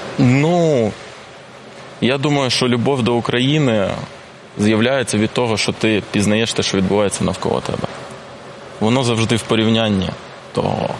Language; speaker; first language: Ukrainian; non-native, local second language; Russian